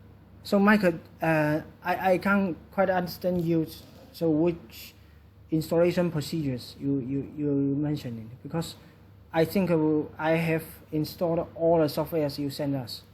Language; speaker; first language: English; non-native, learner; Chinese